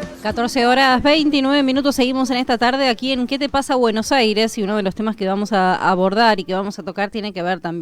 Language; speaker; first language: Spanish; native; Spanish